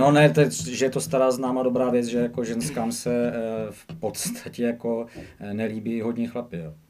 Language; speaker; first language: Czech; native; Czech